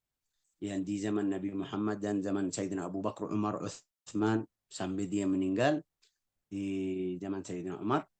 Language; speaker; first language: Indonesian; non-native, fluent; Arabic